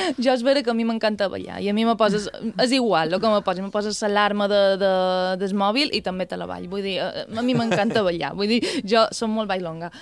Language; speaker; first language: Catalan; native; Catalan